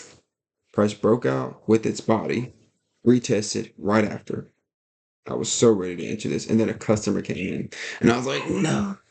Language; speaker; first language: English; native; English